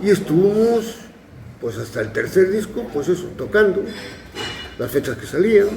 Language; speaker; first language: Spanish; native; Spanish